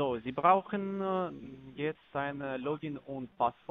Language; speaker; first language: German; non-native, learner; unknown